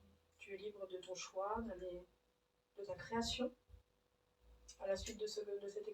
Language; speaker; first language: French; native; French